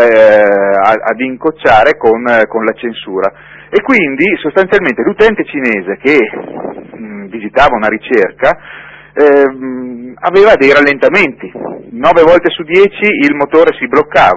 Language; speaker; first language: Italian; native; Italian